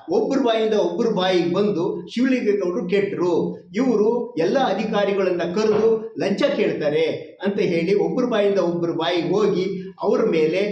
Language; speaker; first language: Kannada; non-native, local second language; Lambadi